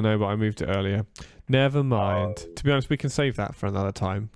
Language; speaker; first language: English; native; English